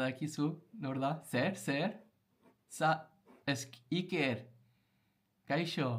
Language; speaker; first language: Basque; non-native, learner; English